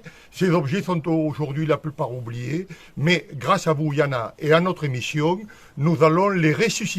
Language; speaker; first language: French; native; French